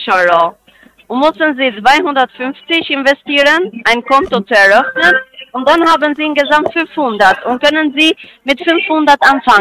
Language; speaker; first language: German; non-native, learner; Spanish